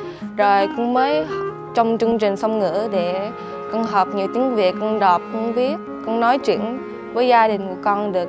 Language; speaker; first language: Vietnamese; early bilingual, heritage; Vietnamese